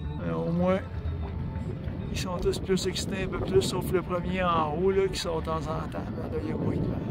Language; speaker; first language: French; native; French